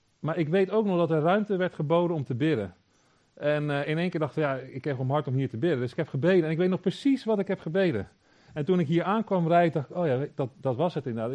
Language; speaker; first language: Dutch; native; Dutch